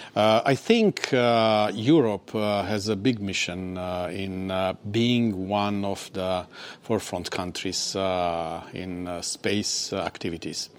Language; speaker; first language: English; non-native, fluent; Romanian